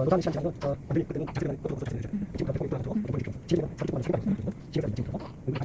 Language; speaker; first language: Korean; native; Korean